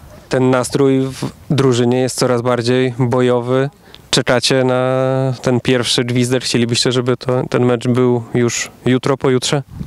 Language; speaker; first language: Polish; native; Polish